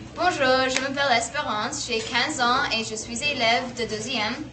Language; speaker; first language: French; non-native, learner; English